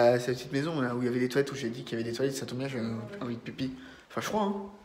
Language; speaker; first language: French; native; French